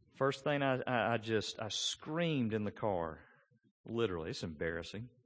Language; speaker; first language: English; native; English